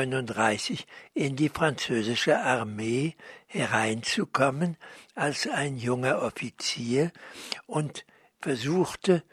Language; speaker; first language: German; early bilingual, heritage; German